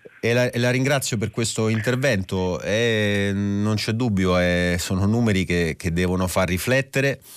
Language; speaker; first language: Italian; native; Italian